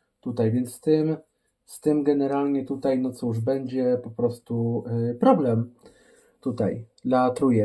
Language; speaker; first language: Polish; native; Polish